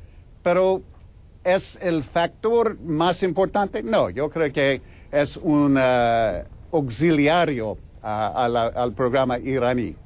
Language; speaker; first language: Spanish; non-native, fluent; English